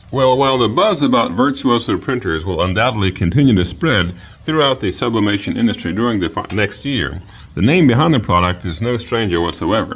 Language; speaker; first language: English; native; English